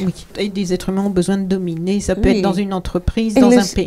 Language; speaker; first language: French; native; French